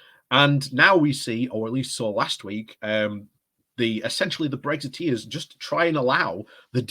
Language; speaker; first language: English; native; English